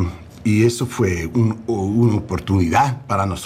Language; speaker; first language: Spanish; non-native, learner; English